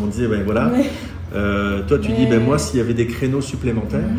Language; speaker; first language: French; native; French